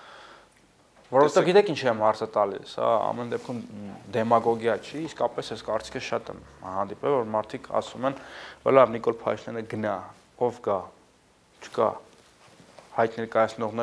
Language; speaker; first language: Armenian; native; Armenian